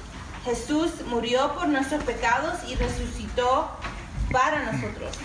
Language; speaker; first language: Spanish; early bilingual, heritage; Spanish